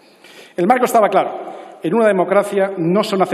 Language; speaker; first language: Spanish; native; Spanish